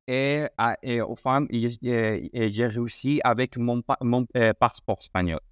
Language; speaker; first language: French; non-native, learner; Spanish